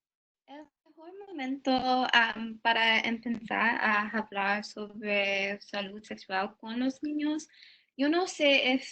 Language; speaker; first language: Spanish; non-native, learner; English